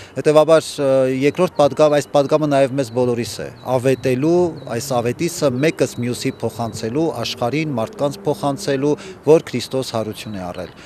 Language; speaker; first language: Armenian; native; Armenian